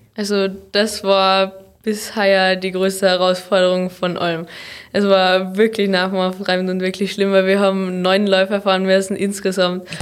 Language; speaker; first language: German; native; German